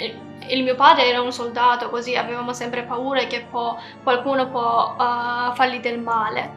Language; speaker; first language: Italian; non-native, learner; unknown